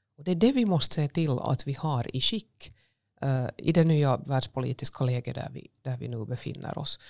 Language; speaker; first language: Swedish; native; Swedish